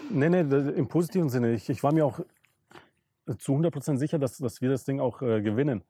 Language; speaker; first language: German; early bilingual, other home language; Russian